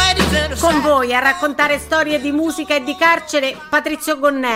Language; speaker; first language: Italian; native; Italian